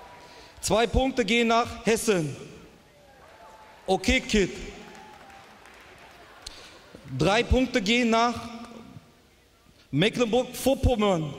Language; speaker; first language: German; native; German